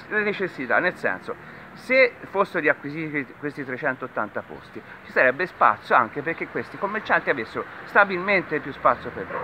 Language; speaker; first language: Italian; native; Italian